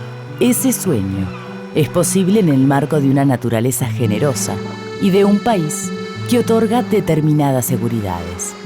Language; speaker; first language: Spanish; native; Spanish